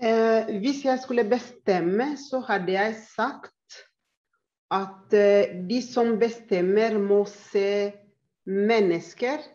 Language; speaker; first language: Norwegian; non-native, fluent; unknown